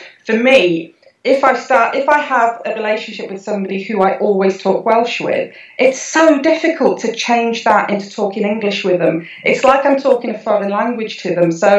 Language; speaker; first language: English; non-native, local second language; Welsh